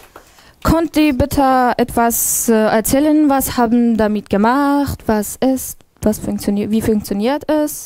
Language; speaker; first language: German; non-native, learner; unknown